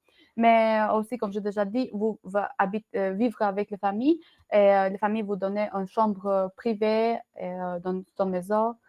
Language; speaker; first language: French; non-native, learner; Albanian